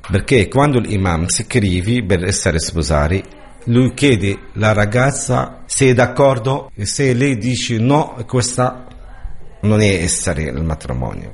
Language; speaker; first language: Italian; non-native, learner; Arabic